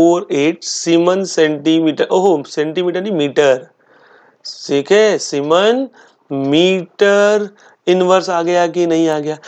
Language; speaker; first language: Hindi; native; Hindi